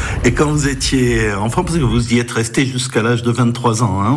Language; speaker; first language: French; native; French